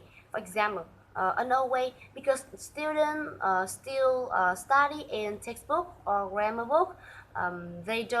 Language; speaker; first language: English; non-native, learner; Vietnamese